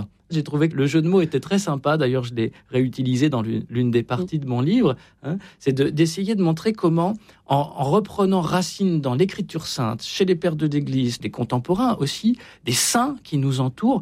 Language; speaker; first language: French; native; French